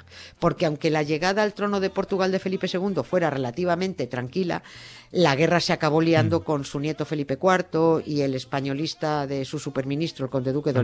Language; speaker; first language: Spanish; native; Spanish